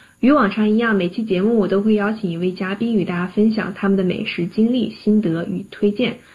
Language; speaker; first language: Chinese; native; Chinese